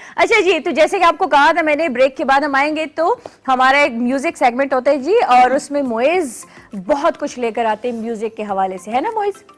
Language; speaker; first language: Urdu; non-native, local second language; Pashto